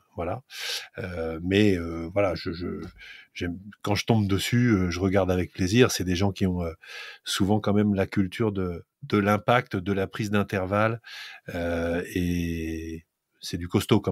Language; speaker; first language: French; native; French